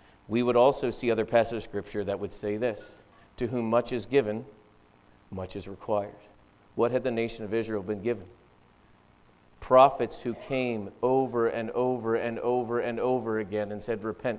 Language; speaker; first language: English; native; English